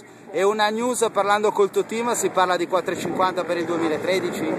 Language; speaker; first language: Italian; native; Italian